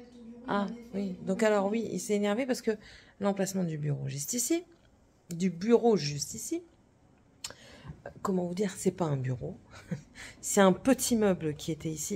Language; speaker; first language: French; native; French